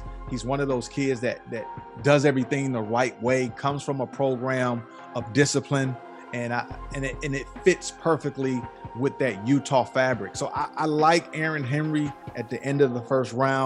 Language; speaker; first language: English; native; English